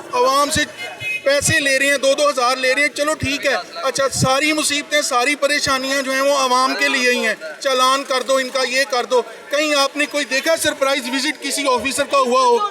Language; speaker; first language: Urdu; non-native, local second language; Punjabi